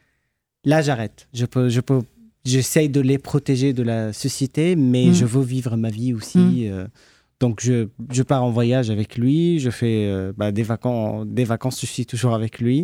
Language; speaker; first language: French; non-native, fluent; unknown